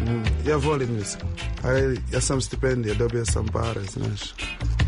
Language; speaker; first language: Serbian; non-native, learner; English